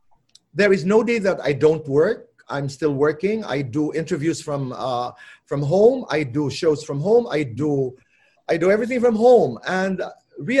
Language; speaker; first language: English; non-native, local second language; Filipino